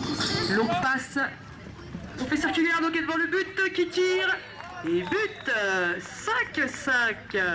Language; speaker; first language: French; native; French